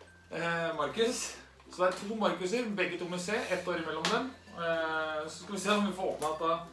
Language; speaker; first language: Norwegian; native; Norwegian